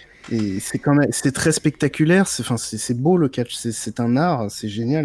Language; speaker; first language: French; native; French